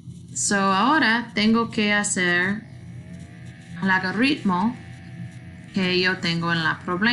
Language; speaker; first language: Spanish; non-native, learner; English